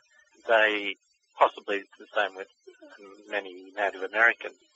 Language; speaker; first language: English; native; English